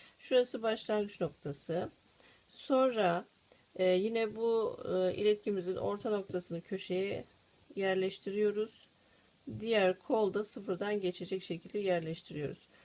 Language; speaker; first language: Turkish; native; Turkish